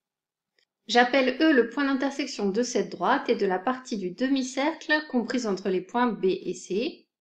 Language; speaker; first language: French; native; French